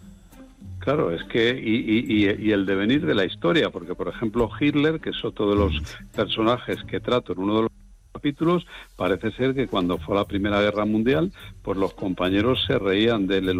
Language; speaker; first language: Spanish; native; Spanish